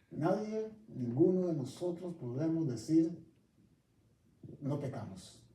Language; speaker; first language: Spanish; native; Spanish